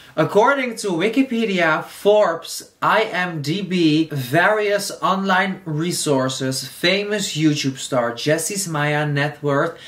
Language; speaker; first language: English; non-native, fluent; Dutch